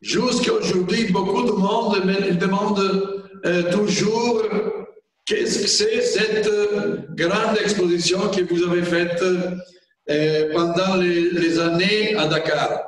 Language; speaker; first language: French; non-native, fluent; Italian